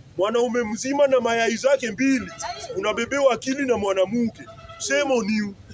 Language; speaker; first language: Swahili; native; Swahili